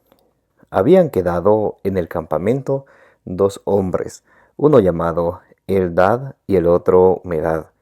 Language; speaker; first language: Spanish; native; Spanish